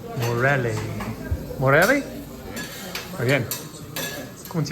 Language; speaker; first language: Spanish; non-native, learner; English